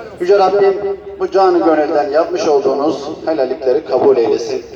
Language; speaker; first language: Turkish; native; Turkish